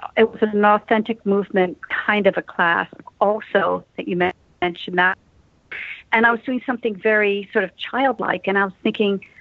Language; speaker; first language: English; native; English